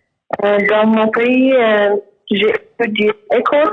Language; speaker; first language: French; non-native, learner; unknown